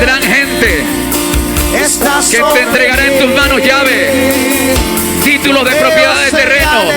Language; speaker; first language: Spanish; native; Spanish